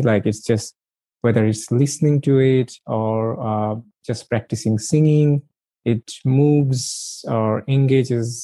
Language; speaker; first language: English; non-native, local second language; Bangla